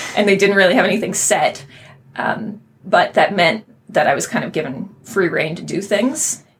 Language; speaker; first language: English; native; English